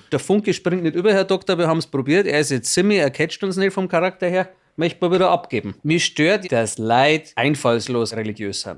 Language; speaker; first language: German; native; German